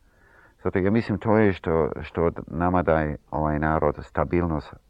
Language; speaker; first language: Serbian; early bilingual, heritage; Serbian